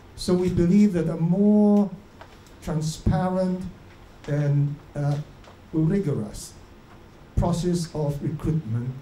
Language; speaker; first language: English; non-native, local second language; Cantonese